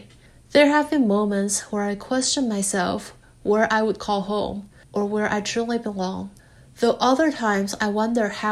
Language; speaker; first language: English; non-native, fluent; Chinese